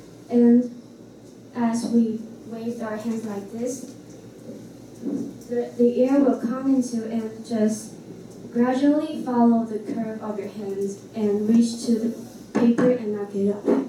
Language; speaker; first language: English; non-native, learner; Chinese